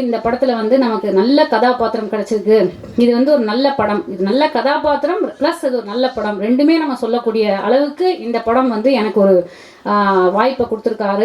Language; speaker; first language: Tamil; native; Tamil